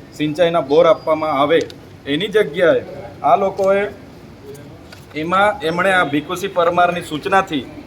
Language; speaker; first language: Gujarati; non-native, local second language; Vasavi